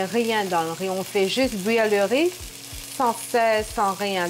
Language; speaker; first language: French; non-native, local second language; Morisyen